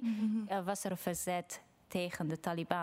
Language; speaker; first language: Dutch; non-native, fluent; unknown